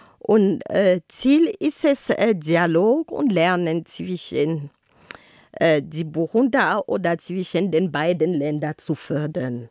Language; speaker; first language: German; non-native, fluent; Ghomala